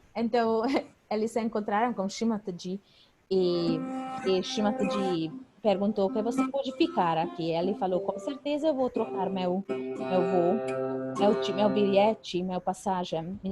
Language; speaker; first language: Portuguese; non-native, fluent; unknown